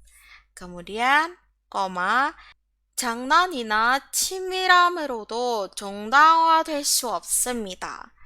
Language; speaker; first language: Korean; non-native, fluent; Indonesian